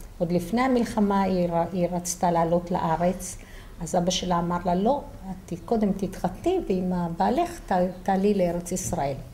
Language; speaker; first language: Hebrew; early bilingual, other home language; Yiddish